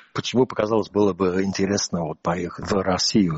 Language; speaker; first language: Russian; non-native, fluent; English